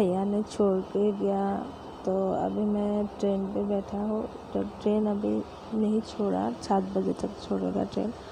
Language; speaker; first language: Hindi; non-native, local second language; Assamese